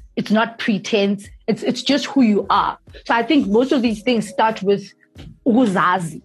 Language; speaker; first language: English; non-native, local second language; Zulu